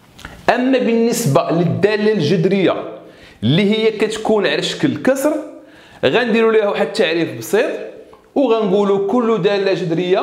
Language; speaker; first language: Arabic; native; Arabic